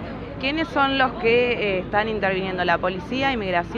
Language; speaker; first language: Spanish; native; Spanish